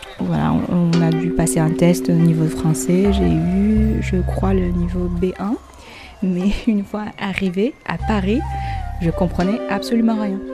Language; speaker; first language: French; non-native, fluent; Chinese